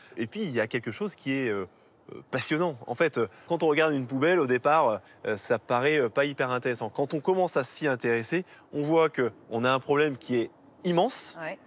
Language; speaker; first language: French; native; French